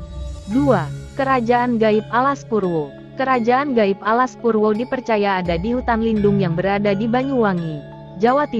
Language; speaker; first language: Indonesian; native; Indonesian